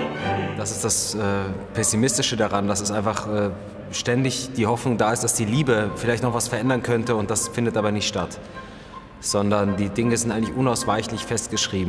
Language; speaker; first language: German; native; German